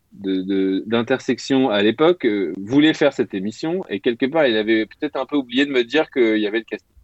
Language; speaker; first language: French; native; French